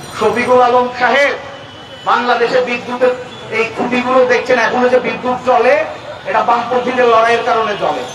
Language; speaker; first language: Bangla; native; Bangla